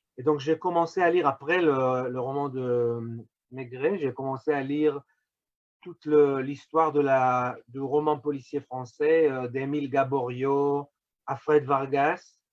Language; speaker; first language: French; non-native, fluent; Hebrew